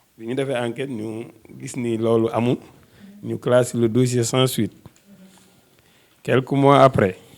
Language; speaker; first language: Wolof; native; Wolof